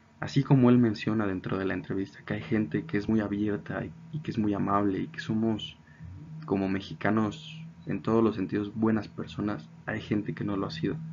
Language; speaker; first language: Spanish; native; Spanish